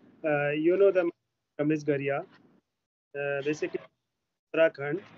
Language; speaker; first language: English; non-native, learner; Hindi